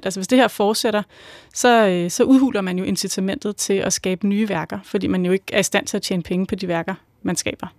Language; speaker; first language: Danish; native; Danish